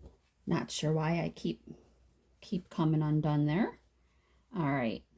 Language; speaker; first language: English; native; English